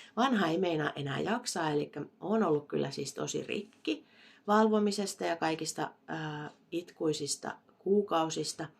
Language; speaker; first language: Finnish; native; Finnish